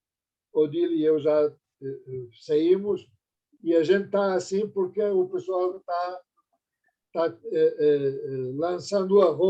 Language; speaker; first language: Portuguese; non-native, fluent; Persian